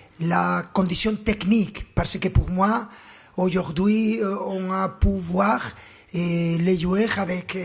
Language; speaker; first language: French; non-native, fluent; Spanish